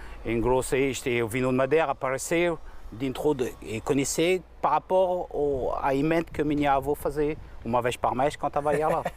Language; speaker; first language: Portuguese; non-native, learner; French